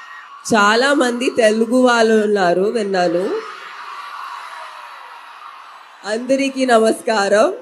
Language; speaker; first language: Telugu; non-native, fluent; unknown